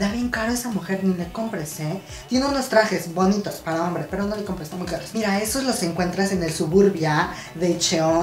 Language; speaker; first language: Spanish; native; Spanish